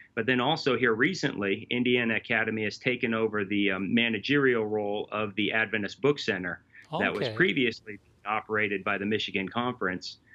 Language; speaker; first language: English; native; English